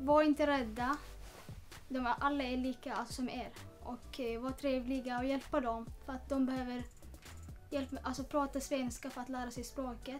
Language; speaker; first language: Swedish; non-native, learner; Tigrinya